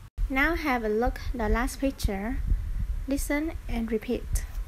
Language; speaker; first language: English; non-native, fluent; Vietnamese